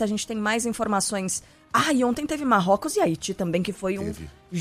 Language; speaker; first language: Portuguese; native; Portuguese